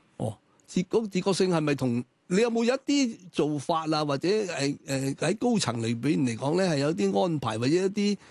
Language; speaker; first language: Cantonese; native; Cantonese